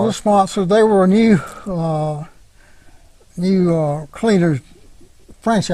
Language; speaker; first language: English; native; English